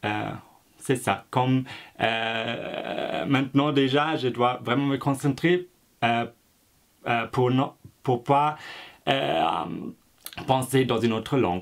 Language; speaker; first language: French; non-native, fluent; German